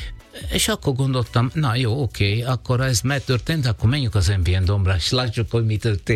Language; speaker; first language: Hungarian; non-native, learner; Italian